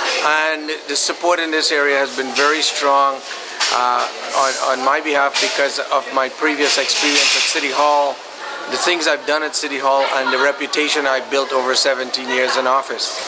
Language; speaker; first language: English; native; English